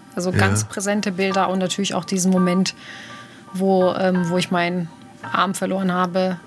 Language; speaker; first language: German; early bilingual, other home language; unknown